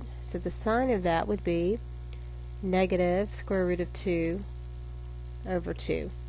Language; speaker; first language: English; native; English